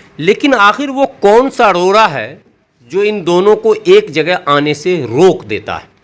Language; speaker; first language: Hindi; native; Hindi